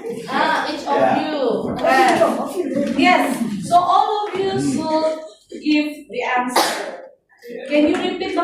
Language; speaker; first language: English; non-native, fluent; Indonesian